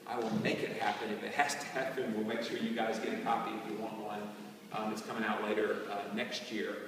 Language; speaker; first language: English; native; English